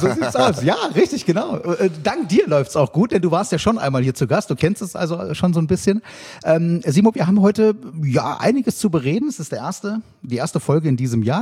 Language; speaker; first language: German; native; German